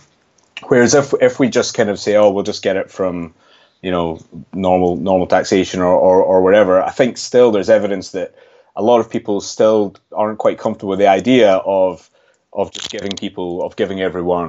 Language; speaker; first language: English; native; English